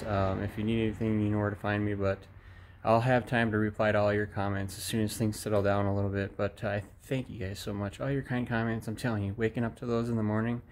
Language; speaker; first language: English; native; English